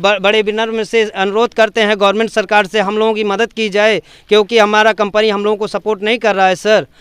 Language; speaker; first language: Hindi; native; Hindi